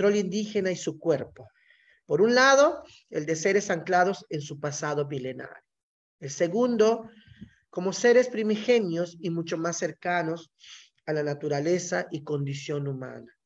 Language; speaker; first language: Spanish; non-native, local second language; Zapotec